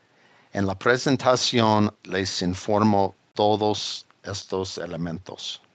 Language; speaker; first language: Spanish; non-native, fluent; English